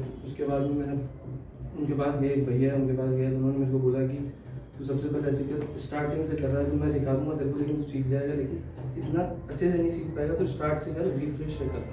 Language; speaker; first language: Hindi; native; Hindi